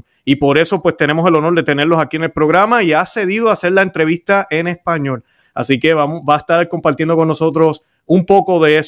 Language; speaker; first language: Spanish; native; Spanish